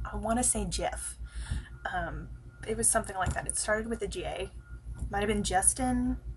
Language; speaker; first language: English; native; English